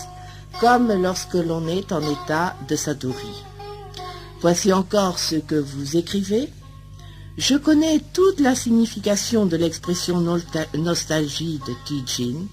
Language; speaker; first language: French; native; French